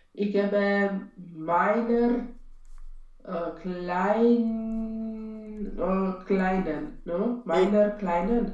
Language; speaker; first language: German; non-native, learner; Romanian